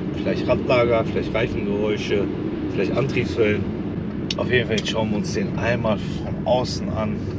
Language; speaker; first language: German; early bilingual, other home language; Turkish